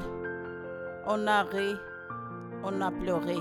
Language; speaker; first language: French; non-native, learner; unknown